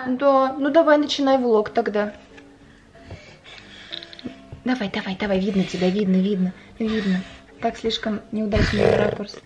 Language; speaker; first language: Russian; native; Russian